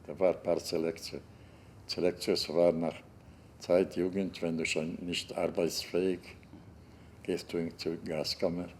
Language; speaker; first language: German; non-native, learner; Hungarian